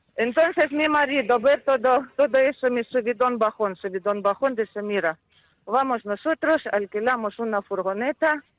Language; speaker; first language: Spanish; non-native, fluent; Ukrainian